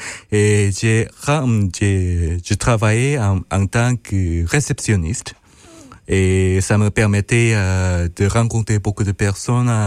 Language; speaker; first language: French; non-native, fluent; Korean